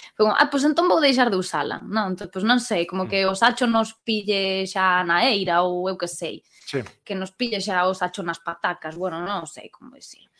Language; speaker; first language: Galician; non-native, local second language; Spanish